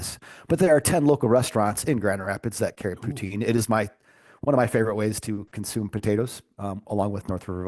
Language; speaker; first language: English; native; English